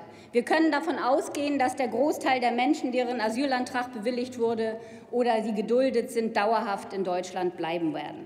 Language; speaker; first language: German; native; German